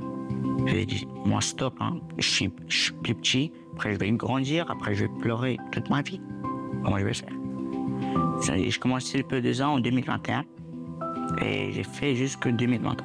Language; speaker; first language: French; early bilingual, other home language; Romanian